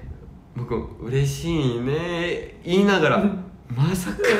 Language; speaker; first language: Japanese; non-native, fluent; Korean